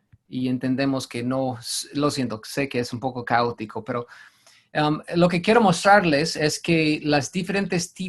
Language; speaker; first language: Spanish; non-native, fluent; English